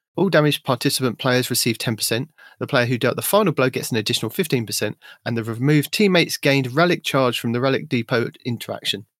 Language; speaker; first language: English; native; English